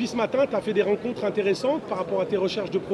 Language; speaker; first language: French; native; French